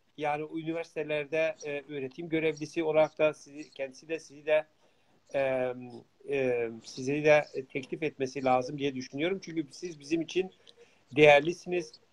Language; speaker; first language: Turkish; non-native, local second language; Kurdish